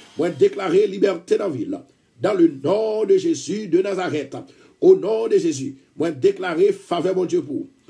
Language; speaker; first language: French; non-native, local second language; Haitian Creole